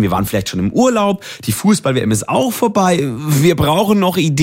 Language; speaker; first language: German; native; German